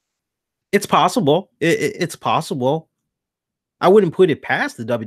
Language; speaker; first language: English; native; English